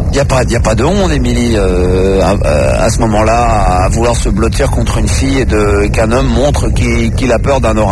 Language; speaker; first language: French; native; French